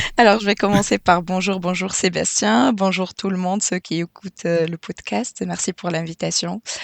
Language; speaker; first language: French; non-native, local second language; Arabic